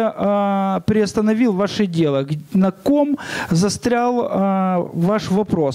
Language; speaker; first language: Russian; non-native, local second language; Ukrainian